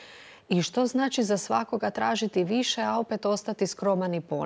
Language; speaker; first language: Croatian; native; Croatian